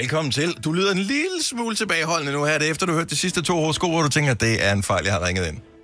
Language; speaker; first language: Danish; native; Danish